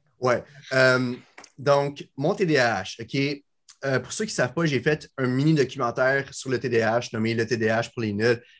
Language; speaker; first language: French; native; French